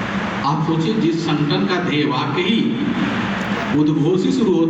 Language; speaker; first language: Hindi; native; Hindi